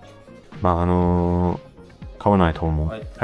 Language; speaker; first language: Japanese; non-native, learner; English